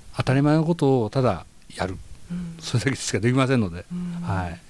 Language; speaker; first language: Japanese; native; Japanese